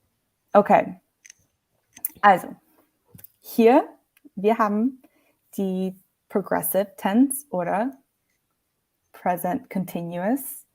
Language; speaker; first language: German; non-native, fluent; English